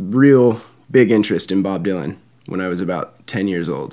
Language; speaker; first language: English; native; English